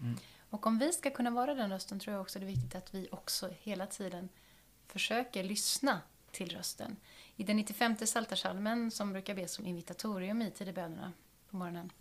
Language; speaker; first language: Swedish; native; Swedish